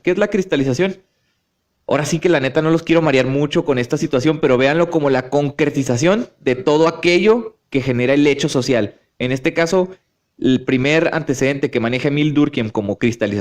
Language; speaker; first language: Spanish; native; Spanish